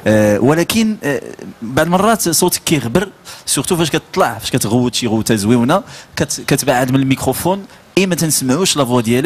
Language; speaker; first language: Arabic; native; Arabic